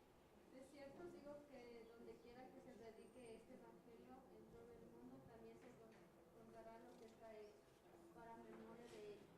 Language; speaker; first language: Spanish; native; Spanish